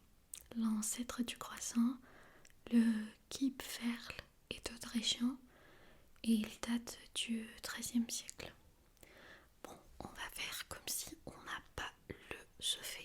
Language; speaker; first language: French; non-native, fluent; Armenian